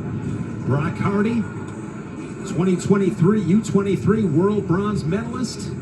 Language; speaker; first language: English; native; English